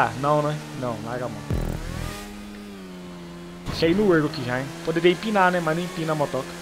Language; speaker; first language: Portuguese; native; Portuguese